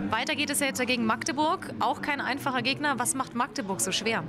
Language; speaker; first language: German; native; German